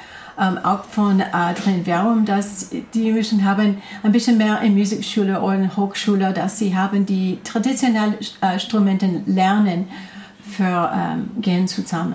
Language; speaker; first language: German; non-native, learner; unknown